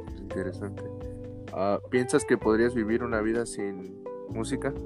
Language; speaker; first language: Spanish; early bilingual, heritage; Spanish